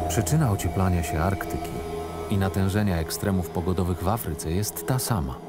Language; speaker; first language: Polish; native; Polish